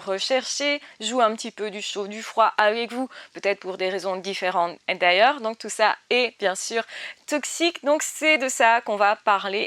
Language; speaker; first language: French; native; French